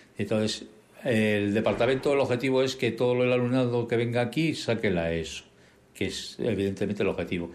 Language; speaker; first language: Spanish; native; Spanish